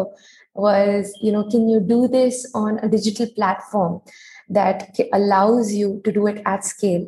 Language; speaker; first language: English; non-native, local second language; Hindi